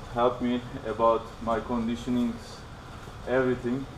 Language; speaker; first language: English; non-native, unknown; Turkish